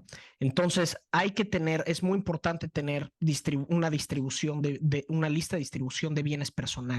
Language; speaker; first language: Spanish; native; Spanish